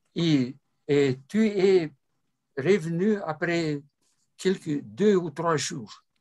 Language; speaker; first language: French; non-native, fluent; Romanian